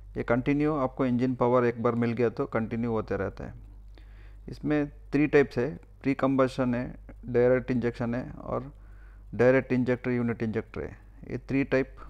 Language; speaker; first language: Hindi; non-native, local second language; Kannada